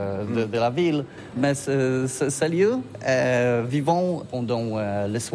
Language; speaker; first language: French; non-native, learner; Polish